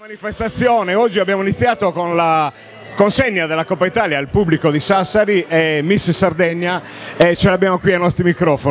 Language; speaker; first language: Italian; native; Italian